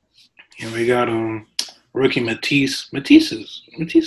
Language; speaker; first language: English; native; English